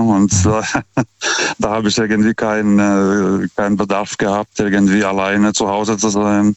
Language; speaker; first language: German; non-native, fluent; Lithuanian